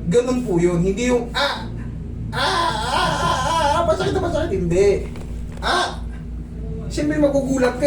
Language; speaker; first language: Filipino; native; Filipino